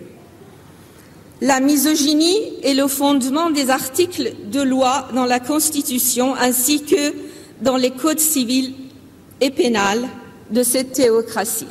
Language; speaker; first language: French; non-native, fluent; Persian